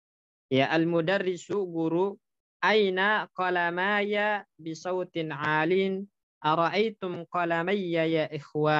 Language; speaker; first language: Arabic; non-native, fluent; Indonesian